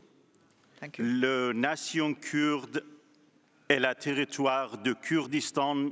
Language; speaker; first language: French; non-native, learner; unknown